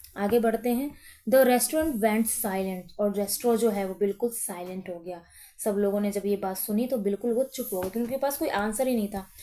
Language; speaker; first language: Hindi; native; Hindi